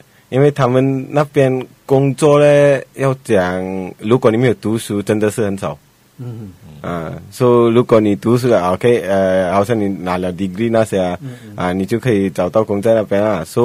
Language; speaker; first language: Chinese; non-native, local second language; Punjabi